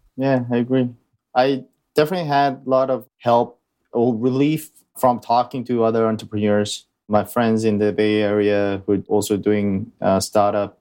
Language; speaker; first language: English; early bilingual, other home language; Korean